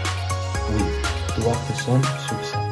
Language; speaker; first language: French; non-native, learner; Spanish